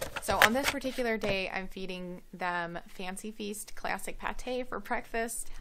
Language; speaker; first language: English; native; English